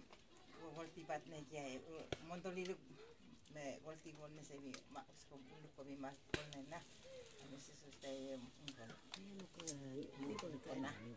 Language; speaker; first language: Hindi; non-native, local second language; Adi